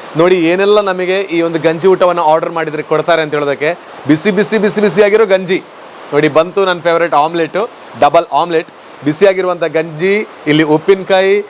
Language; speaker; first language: Kannada; native; Kannada